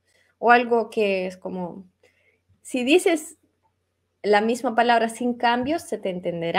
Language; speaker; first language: Spanish; non-native, fluent; Russian